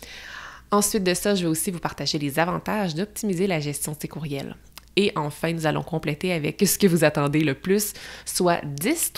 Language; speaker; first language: French; native; French